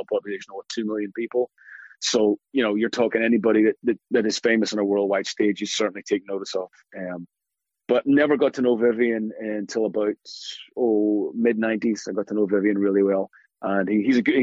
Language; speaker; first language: English; native; English